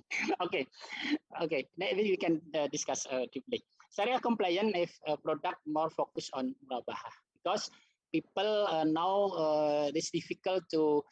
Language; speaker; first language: English; non-native, learner; Indonesian